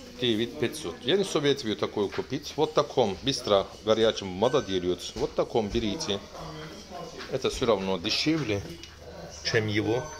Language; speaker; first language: Russian; non-native, learner; Turkish